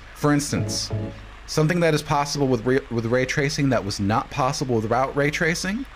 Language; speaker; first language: English; native; English